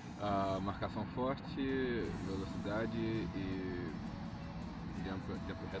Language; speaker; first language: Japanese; non-native, learner; Portuguese